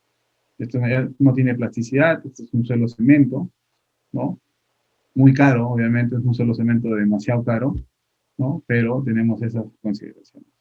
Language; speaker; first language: Spanish; native; Spanish